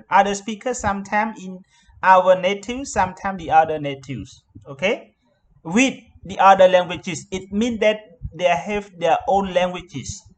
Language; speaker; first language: English; non-native, learner; Khmer